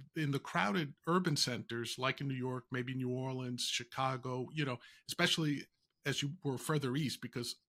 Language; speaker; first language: English; native; English